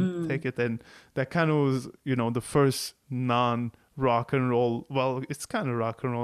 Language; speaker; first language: English; non-native, fluent; Turkish